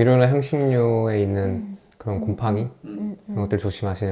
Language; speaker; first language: Korean; native; Korean